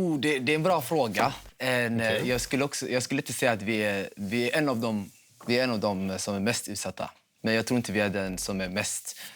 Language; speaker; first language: Swedish; early bilingual, other home language; Somali